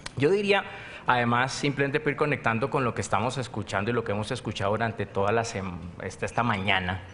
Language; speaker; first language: Spanish; native; Spanish